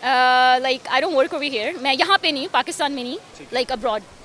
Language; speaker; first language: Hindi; early bilingual, heritage; Urdu